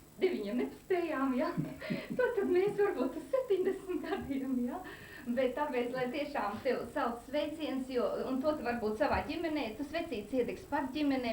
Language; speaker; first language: Latvian; native; Latvian